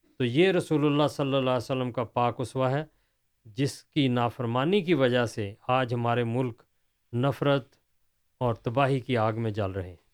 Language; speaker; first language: Urdu; native; Urdu